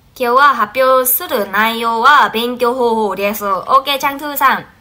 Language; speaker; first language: Japanese; non-native, fluent; Vietnamese